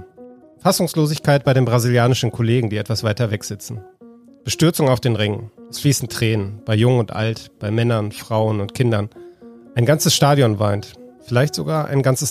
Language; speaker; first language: German; native; German